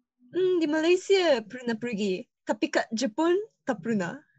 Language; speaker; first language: Indonesian; non-native, learner; Japanese